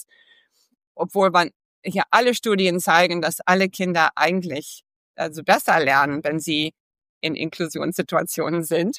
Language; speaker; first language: German; early bilingual, heritage; English